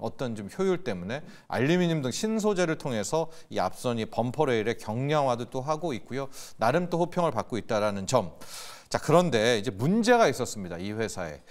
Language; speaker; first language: Korean; native; Korean